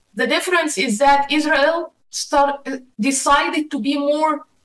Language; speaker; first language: English; non-native, fluent; Arabic